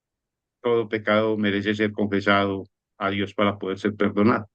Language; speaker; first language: Spanish; native; Spanish